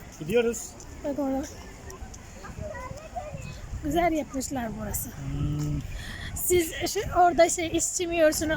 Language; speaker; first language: Turkish; non-native, learner; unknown